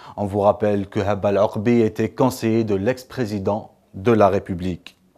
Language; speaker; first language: French; non-native, local second language; Arabic